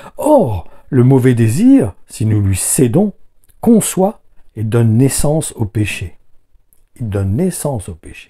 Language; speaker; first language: French; native; French